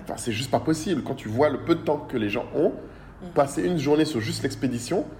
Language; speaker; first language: French; non-native, local second language; Bambara